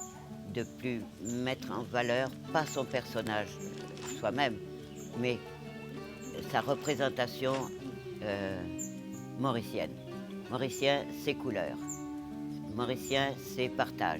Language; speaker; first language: French; non-native, local second language; Morisyen